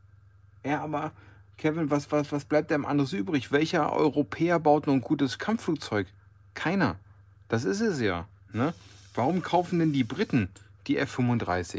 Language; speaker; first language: German; native; German